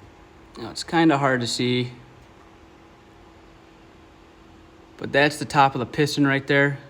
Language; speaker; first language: English; native; English